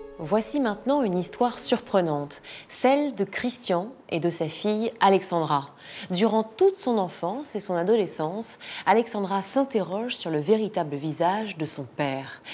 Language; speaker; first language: French; native; French